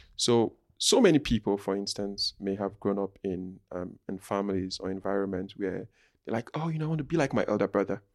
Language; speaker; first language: English; non-native, local second language; Igbo